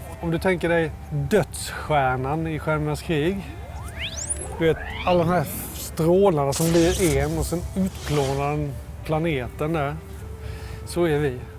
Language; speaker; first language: Swedish; native; Swedish